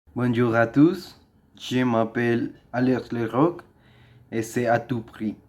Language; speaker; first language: French; non-native, learner; Spanish